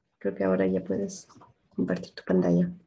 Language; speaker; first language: Spanish; non-native, fluent; French